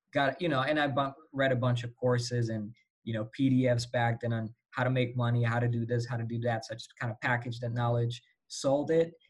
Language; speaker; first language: English; non-native, fluent; Slovak